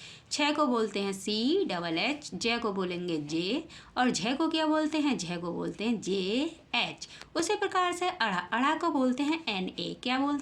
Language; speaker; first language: Hindi; native; Hindi